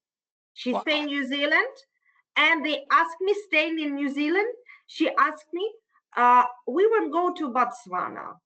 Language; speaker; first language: English; non-native, fluent; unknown